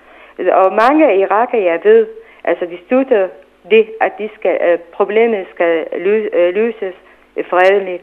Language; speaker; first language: Danish; non-native, fluent; Arabic